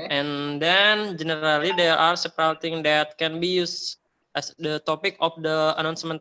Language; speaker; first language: English; non-native, learner; Indonesian